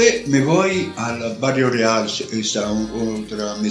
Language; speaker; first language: Spanish; non-native, learner; Italian